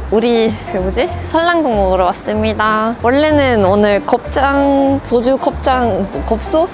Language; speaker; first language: Korean; non-native, fluent; Swedish